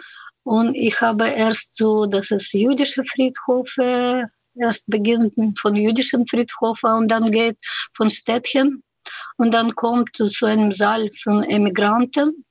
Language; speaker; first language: German; non-native, fluent; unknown